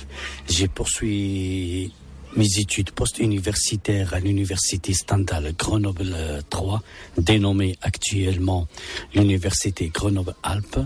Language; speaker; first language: French; non-native, local second language; Arabic